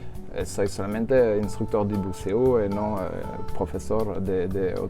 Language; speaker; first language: Spanish; non-native, learner; French